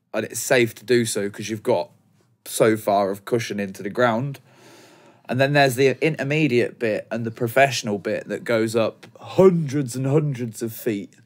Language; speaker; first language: English; native; English